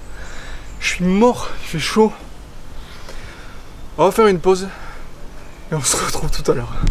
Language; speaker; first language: French; native; French